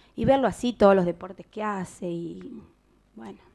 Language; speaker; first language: Spanish; native; Spanish